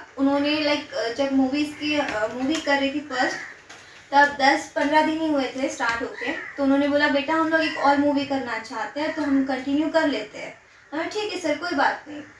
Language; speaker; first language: Hindi; non-native, local second language; Gujarati